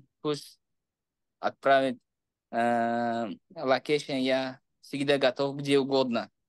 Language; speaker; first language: Russian; non-native, local second language; Uzbek